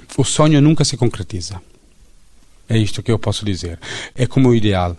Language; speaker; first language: Portuguese; non-native, fluent; Italian